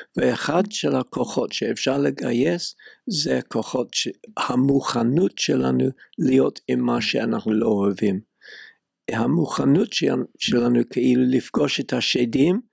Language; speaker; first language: Hebrew; non-native, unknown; English